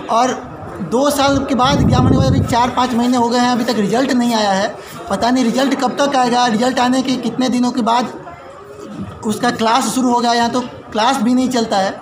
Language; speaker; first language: Hindi; native; Hindi